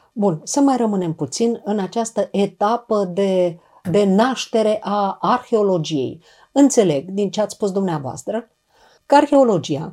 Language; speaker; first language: Romanian; native; Romanian